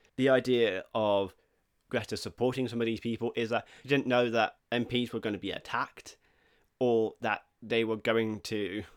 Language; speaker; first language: English; native; English